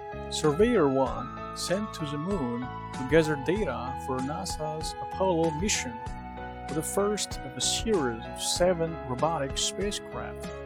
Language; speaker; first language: English; non-native, fluent; Chinese